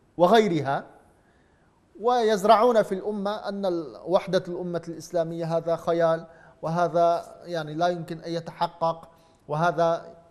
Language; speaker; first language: Arabic; non-native, fluent; Uyghur